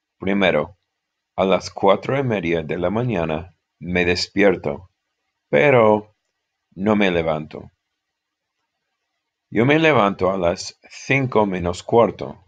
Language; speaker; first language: Spanish; non-native, fluent; English